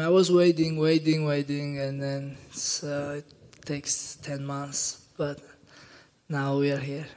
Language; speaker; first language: English; non-native, learner; Georgian